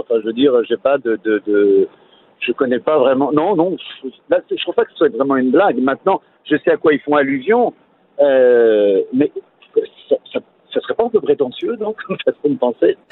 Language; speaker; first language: French; native; French